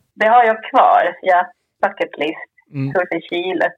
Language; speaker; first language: Swedish; early bilingual, other home language; Spanish